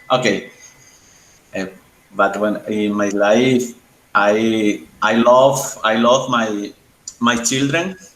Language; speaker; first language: English; non-native, learner; Spanish